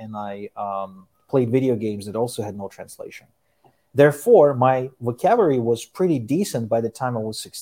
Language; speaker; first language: English; early bilingual, other home language; Ukrainian